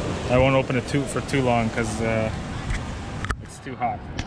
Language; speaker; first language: English; native; English